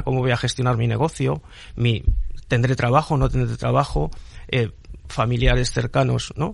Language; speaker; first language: Spanish; native; Spanish